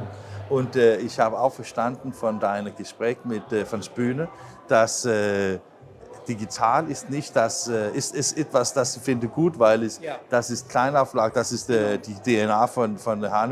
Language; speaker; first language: German; non-native, learner; Danish